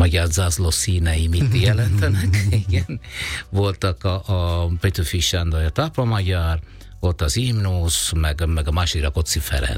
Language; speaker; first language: Hungarian; non-native, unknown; Italian